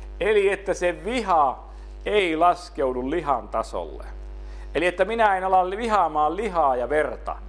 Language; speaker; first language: Finnish; native; Finnish